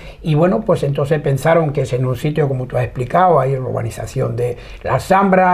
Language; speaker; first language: Spanish; native; Spanish